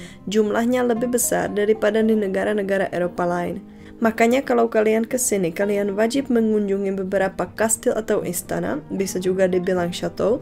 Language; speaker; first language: Indonesian; non-native, fluent; Czech